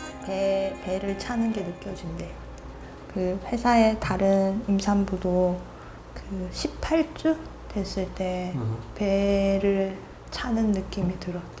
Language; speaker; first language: Korean; native; Korean